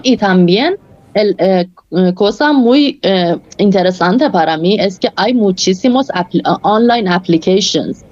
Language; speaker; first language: Spanish; non-native, fluent; Persian